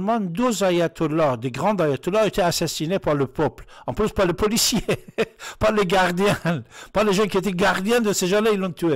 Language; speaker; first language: French; non-native, fluent; Persian